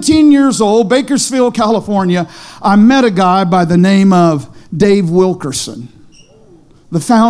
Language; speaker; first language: English; native; English